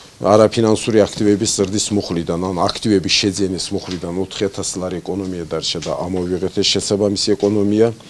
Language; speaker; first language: Georgian; non-native, local second language; Azerbaijani